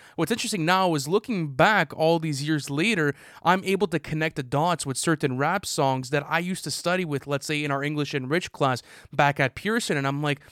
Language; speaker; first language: English; native; English